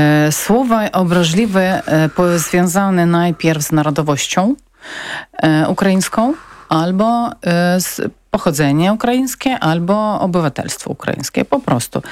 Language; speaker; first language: Polish; non-native, fluent; Ukrainian